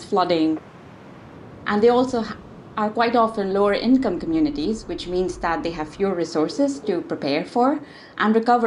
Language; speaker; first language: English; non-native, local second language; Odia